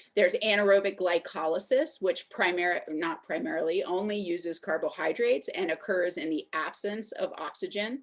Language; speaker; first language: English; native; English